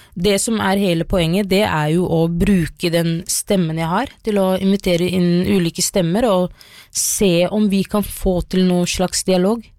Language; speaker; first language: Norwegian; early bilingual, other home language; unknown